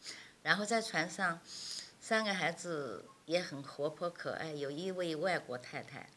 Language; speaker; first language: Chinese; non-native, local second language; Cantonese